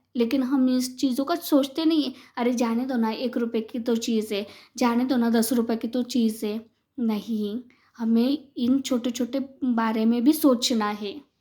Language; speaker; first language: Hindi; non-native, local second language; Marathi